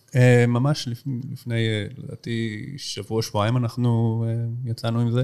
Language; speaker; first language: Hebrew; native; Hebrew